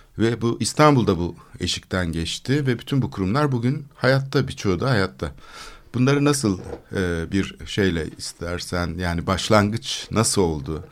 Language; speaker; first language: Turkish; native; Turkish